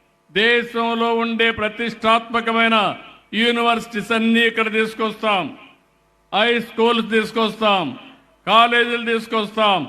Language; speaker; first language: Telugu; native; Telugu